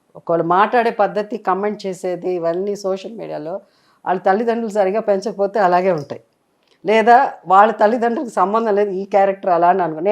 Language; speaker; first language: Telugu; native; Telugu